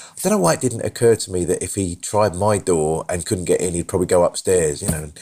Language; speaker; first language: English; native; English